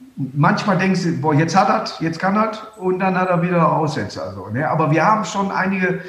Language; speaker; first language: German; native; German